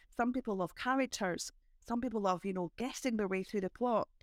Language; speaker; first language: English; native; English